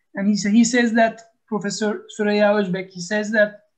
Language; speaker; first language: English; non-native, fluent; Turkish